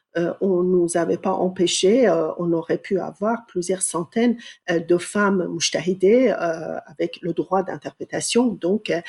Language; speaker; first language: French; non-native, fluent; Persian